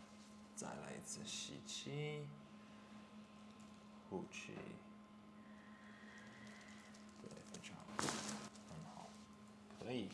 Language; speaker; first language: Chinese; non-native, fluent; English